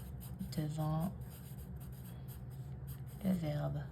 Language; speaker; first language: French; non-native, fluent; English